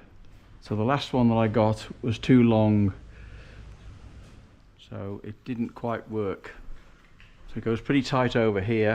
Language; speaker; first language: English; native; English